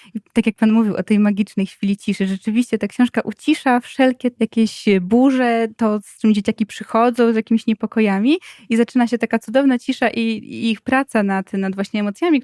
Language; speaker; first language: Polish; native; Polish